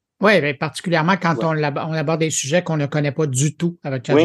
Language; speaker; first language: French; native; French